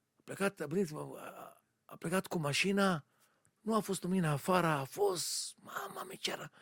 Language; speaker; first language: Romanian; non-native, learner; Hebrew